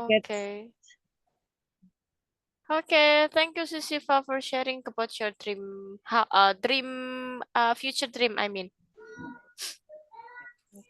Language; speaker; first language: English; non-native, fluent; Indonesian